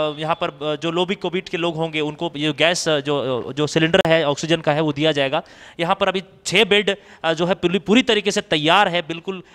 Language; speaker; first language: Hindi; native; Hindi